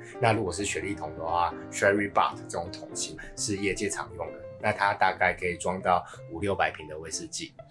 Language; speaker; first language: Chinese; native; Chinese